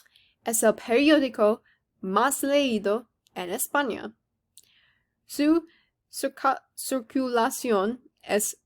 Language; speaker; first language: Spanish; non-native, learner; English